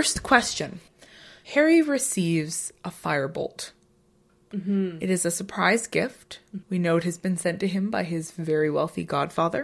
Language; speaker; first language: English; native; English